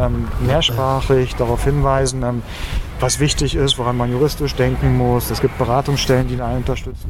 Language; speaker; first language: German; native; German